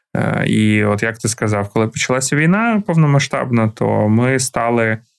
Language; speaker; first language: Ukrainian; non-native, local second language; Russian